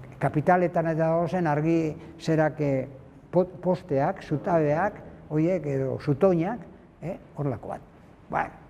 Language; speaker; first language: Basque; native; Basque